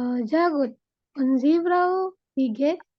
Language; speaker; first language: German; non-native, learner; Indonesian